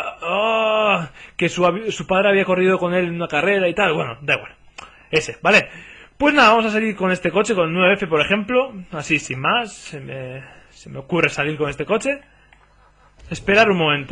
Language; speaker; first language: Spanish; native; Spanish